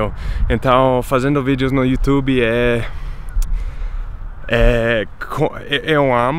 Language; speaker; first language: Portuguese; non-native, fluent; English